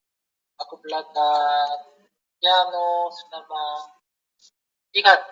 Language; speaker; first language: Indonesian; non-native, learner; Korean